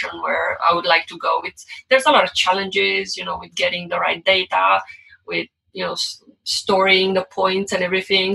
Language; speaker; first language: English; non-native, fluent; Romanian